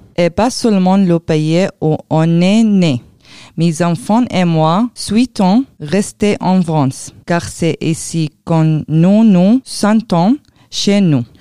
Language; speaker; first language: French; non-native, learner; Arabic